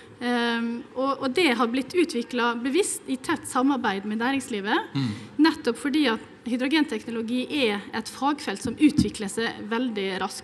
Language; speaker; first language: Norwegian; native; Norwegian